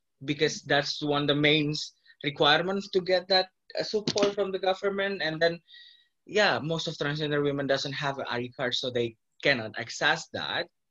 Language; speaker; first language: English; non-native, fluent; Indonesian